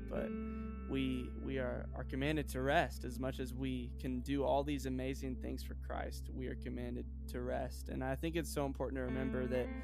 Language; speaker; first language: English; native; English